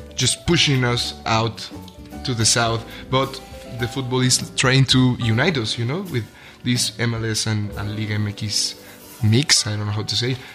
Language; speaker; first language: English; non-native, fluent; Spanish